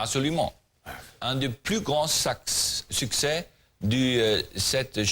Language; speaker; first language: French; non-native, learner; German